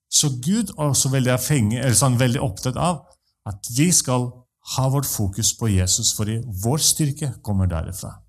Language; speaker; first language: Norwegian; non-native, fluent; Russian